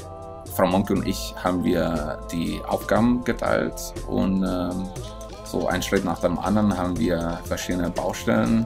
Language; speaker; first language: German; non-native, fluent; Spanish